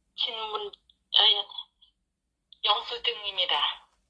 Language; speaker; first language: Korean; non-native, learner; Thai